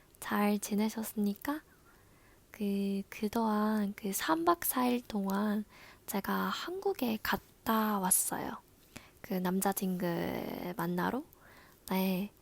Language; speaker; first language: Korean; non-native, learner; Japanese